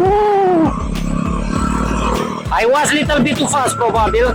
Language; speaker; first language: English; non-native, learner; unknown